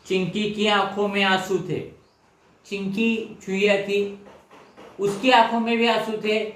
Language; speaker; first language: Hindi; non-native, local second language; Marathi